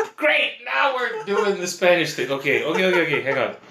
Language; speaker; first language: English; non-native, local second language; Malay